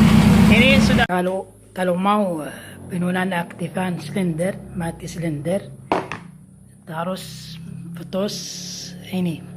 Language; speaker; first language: Indonesian; non-native, learner; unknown